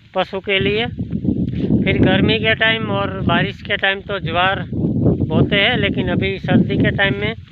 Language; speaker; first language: Hindi; non-native, local second language; Gujarati